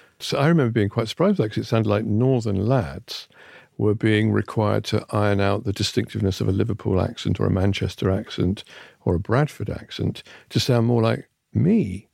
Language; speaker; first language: English; native; English